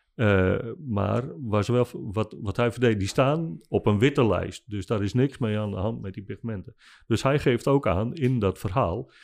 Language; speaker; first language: Dutch; non-native, local second language; Western Frisian